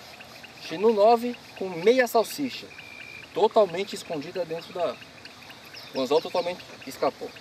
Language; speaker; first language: Portuguese; native; Portuguese